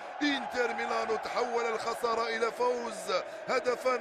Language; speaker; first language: Arabic; native; Arabic